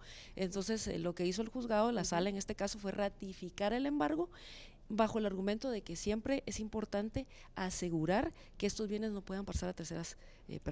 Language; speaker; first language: Spanish; native; Spanish